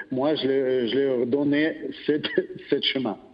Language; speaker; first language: French; non-native, fluent; Russian